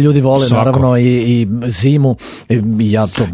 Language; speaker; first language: Croatian; native; Croatian